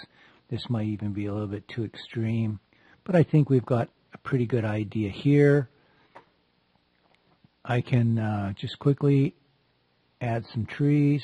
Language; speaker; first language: English; native; English